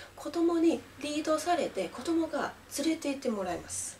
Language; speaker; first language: Japanese; non-native, fluent; Chinese